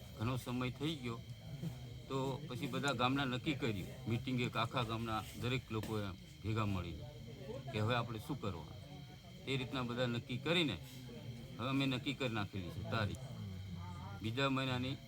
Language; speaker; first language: Gujarati; non-native, local second language; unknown